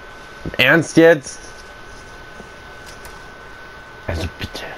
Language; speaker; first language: German; native; German